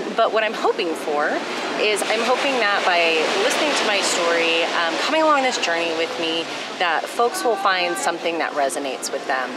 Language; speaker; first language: English; native; English